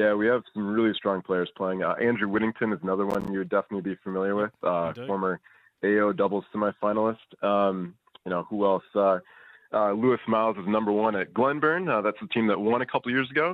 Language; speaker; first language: English; native; English